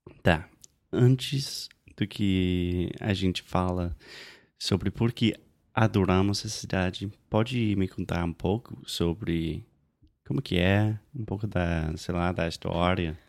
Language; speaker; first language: Portuguese; non-native, fluent; English